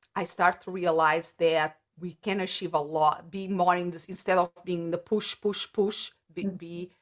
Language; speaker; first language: English; non-native, fluent; Portuguese